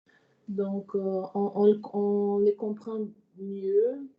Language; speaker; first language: French; non-native, fluent; Portuguese